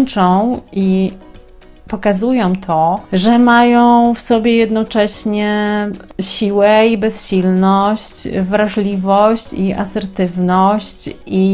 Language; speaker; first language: Polish; native; Polish